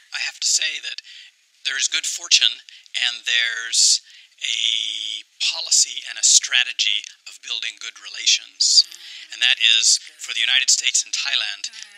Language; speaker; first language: English; native; English